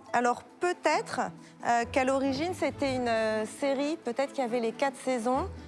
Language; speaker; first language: French; native; French